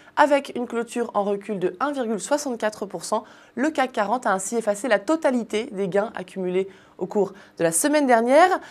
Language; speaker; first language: French; native; French